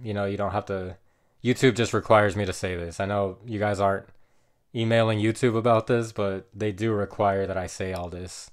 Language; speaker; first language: English; native; English